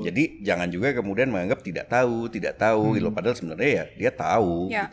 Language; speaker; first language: Indonesian; native; Indonesian